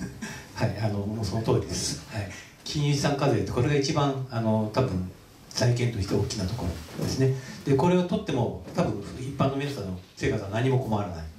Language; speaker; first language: Japanese; native; Japanese